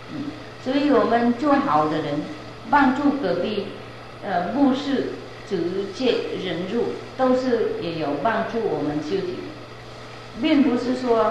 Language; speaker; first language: Chinese; non-native, fluent; Vietnamese